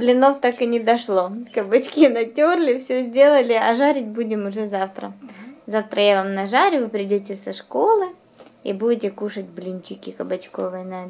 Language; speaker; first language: Russian; native; Russian